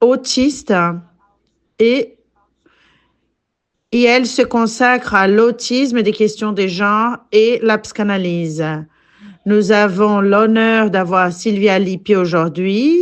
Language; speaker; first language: French; non-native, fluent; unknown